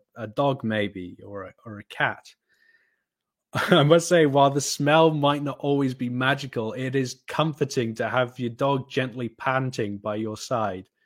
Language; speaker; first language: English; native; English